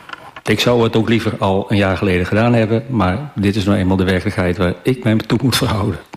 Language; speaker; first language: Dutch; native; Dutch